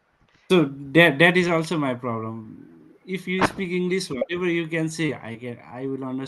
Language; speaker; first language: English; non-native, fluent; Nepali